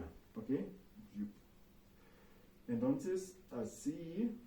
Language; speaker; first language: Spanish; non-native, fluent; German